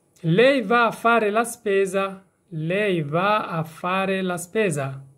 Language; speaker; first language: Italian; non-native, fluent; Persian